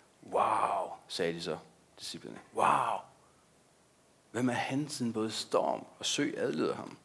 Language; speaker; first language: Danish; native; Danish